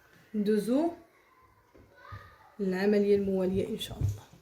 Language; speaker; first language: Arabic; native; Arabic